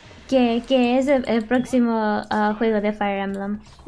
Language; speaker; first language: Spanish; early bilingual, heritage; Spanish